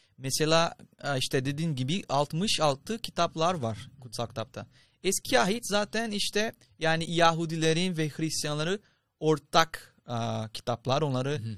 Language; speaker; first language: Turkish; non-native, fluent; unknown